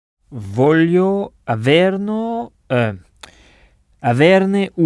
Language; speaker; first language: Italian; non-native, learner; French